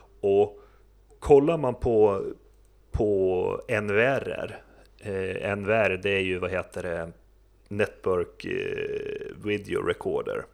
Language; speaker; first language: Swedish; native; Swedish